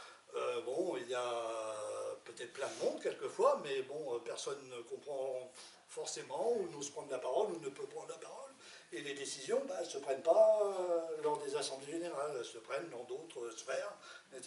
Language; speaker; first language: French; native; French